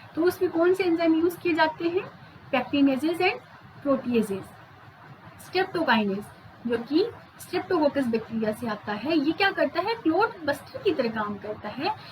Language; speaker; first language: Hindi; native; Hindi